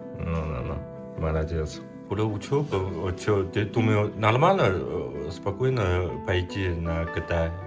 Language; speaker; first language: Russian; non-native, learner; Chinese